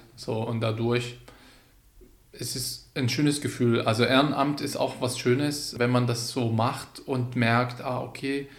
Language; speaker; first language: German; non-native, fluent; Arabic